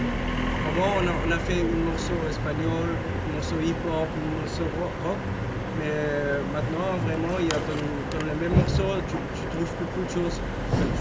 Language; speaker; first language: French; non-native, fluent; German